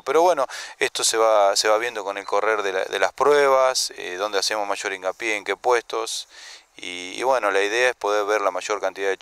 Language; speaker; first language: Spanish; native; Spanish